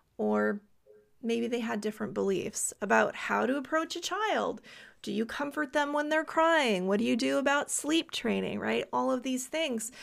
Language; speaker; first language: English; native; English